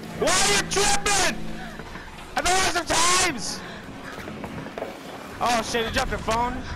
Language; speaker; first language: English; native; English